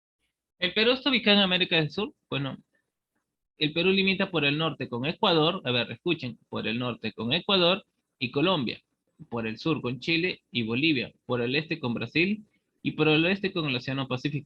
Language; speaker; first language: Spanish; native; Spanish